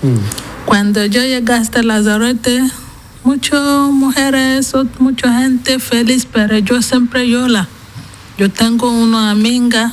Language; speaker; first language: Spanish; non-native, learner; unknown